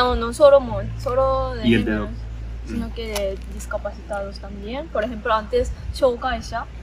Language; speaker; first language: Spanish; non-native, fluent; Japanese